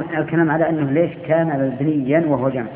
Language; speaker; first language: Arabic; native; Arabic